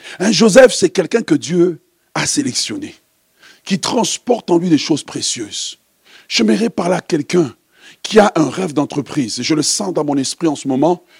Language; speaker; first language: French; non-native, local second language; Lingala